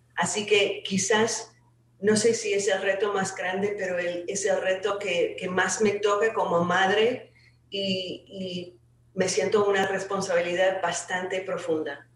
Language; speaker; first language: Spanish; non-native, fluent; English